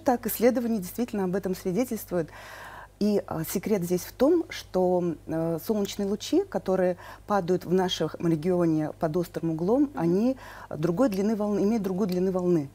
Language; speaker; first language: Russian; native; Russian